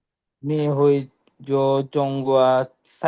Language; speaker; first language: Chinese; non-native, learner; Bangla